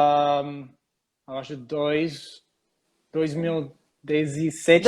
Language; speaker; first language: Portuguese; non-native, fluent; English